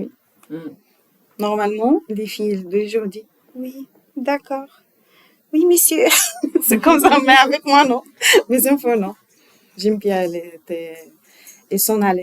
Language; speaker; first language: French; non-native, learner; Arabic